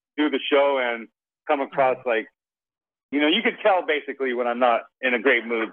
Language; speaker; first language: English; native; English